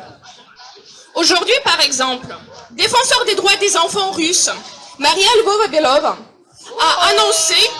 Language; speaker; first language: French; non-native, fluent; Ukrainian